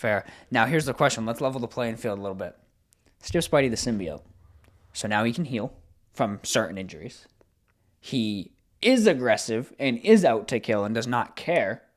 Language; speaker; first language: English; native; English